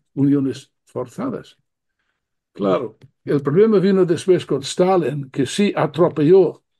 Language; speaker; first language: Spanish; non-native, fluent; English